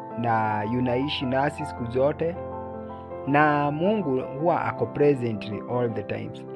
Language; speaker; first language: Swahili; non-native, local second language; Kikuyu